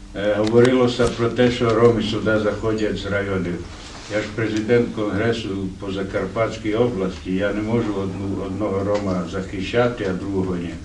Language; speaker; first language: Ukrainian; non-native, local second language; Romany